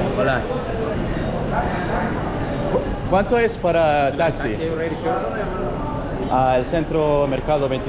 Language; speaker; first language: Spanish; non-native, learner; English